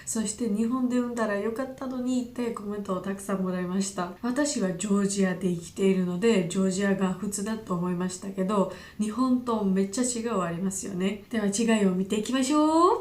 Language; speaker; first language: Japanese; non-native, learner; Georgian